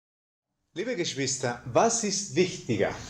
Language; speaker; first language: German; non-native, fluent; Spanish